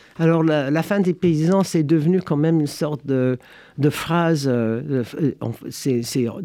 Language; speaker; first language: French; non-native, fluent; English